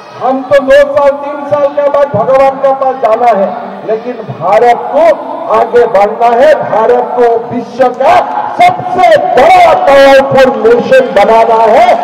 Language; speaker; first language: Hindi; non-native, local second language; Assamese